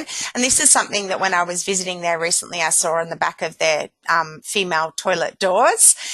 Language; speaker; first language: English; native; English